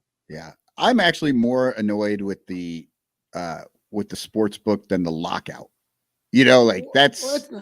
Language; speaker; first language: English; native; English